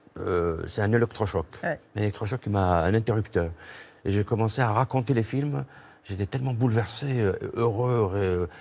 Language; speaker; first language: French; non-native, local second language; Kabyle